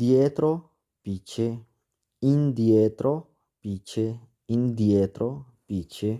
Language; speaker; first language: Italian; non-native, fluent; Urdu